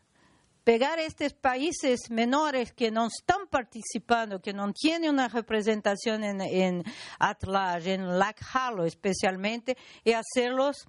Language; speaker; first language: Spanish; non-native, learner; Portuguese